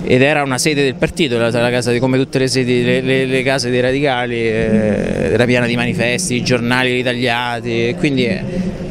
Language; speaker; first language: Italian; native; Italian